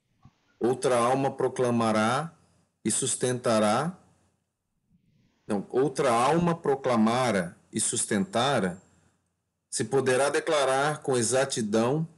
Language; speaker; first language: Portuguese; native; Portuguese